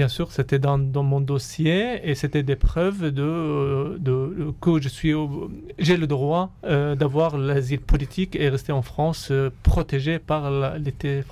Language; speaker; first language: French; non-native, fluent; Arabic